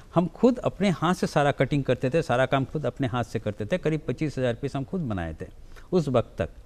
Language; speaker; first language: Hindi; native; Hindi